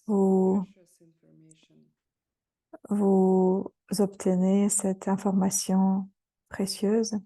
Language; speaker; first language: French; non-native, fluent; Russian